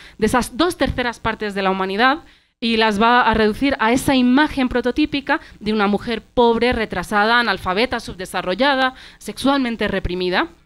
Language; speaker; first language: Spanish; early bilingual, other home language; Arabic